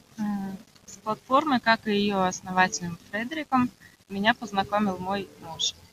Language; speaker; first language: Russian; native; Russian